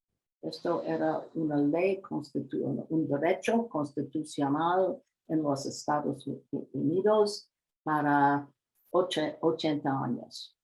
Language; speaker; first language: Spanish; non-native, learner; English